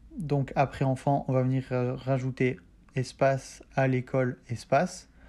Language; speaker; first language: French; native; French